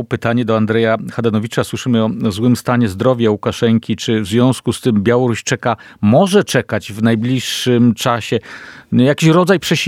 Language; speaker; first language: Polish; native; Polish